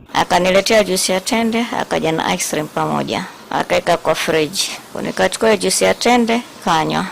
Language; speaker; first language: Swahili; native; Swahili